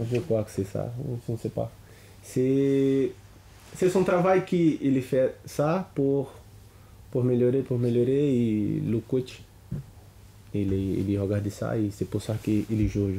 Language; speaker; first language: French; non-native, learner; Portuguese